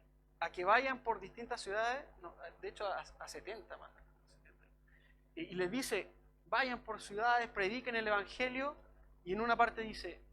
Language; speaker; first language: Spanish; native; Spanish